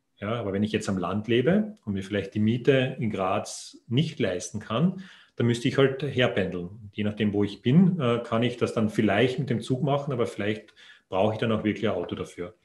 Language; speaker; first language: German; native; German